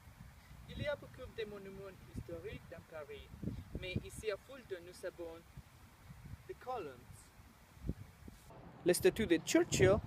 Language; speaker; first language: French; non-native, learner; English